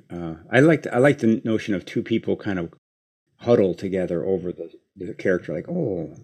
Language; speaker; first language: English; native; English